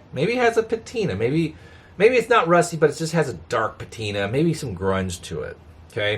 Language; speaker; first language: English; native; English